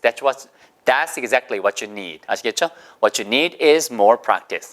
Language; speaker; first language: English; non-native, fluent; Korean